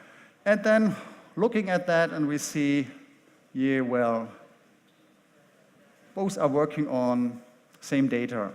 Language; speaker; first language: English; non-native, fluent; German